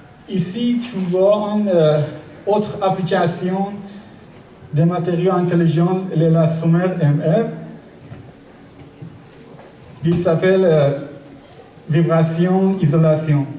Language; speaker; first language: French; non-native, learner; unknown